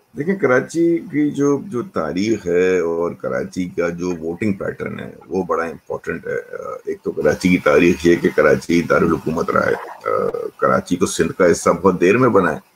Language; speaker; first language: Urdu; native; Urdu